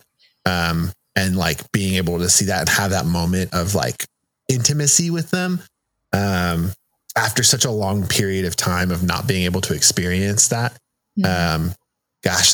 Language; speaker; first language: English; early bilingual, other home language; Spanish